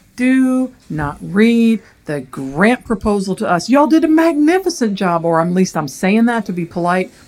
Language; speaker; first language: English; native; English